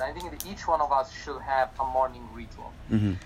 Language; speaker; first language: English; non-native, fluent; Italian